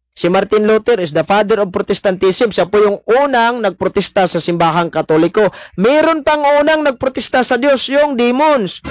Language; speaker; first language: Filipino; non-native, local second language; Cebuano